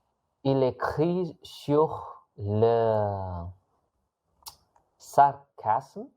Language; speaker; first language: French; non-native, learner; Indonesian